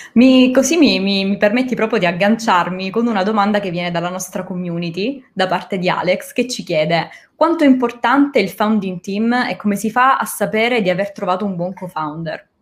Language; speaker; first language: Italian; native; Italian